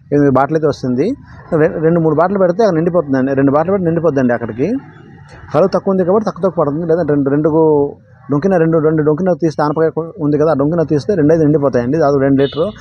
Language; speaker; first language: Telugu; non-native, local second language; Odia